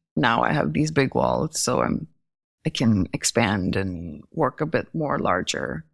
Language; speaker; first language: English; non-native, local second language; Hindi